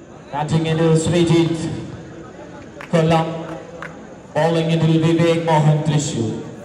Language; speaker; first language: English; non-native, local second language; Malayalam